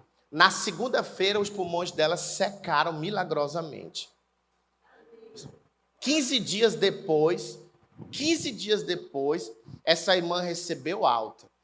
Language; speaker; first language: Portuguese; native; Portuguese